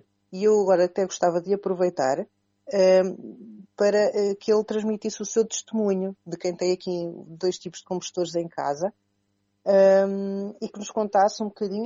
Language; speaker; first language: Portuguese; native; Portuguese